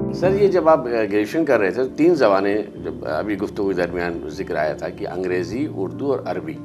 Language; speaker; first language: Urdu; native; Urdu